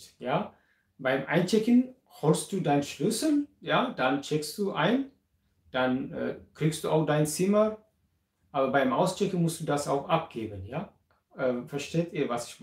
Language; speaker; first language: German; non-native, fluent; Amharic